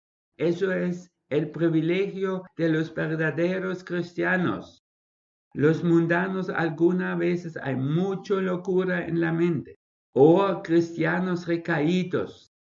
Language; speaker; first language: Spanish; non-native, fluent; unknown